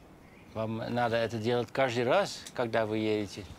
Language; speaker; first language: Russian; non-native, fluent; Dutch